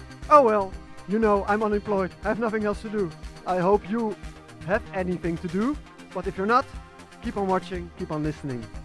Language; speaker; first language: English; non-native, fluent; Dutch